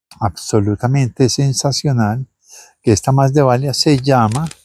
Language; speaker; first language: Spanish; native; Spanish